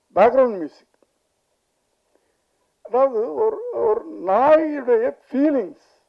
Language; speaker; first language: Tamil; native; Tamil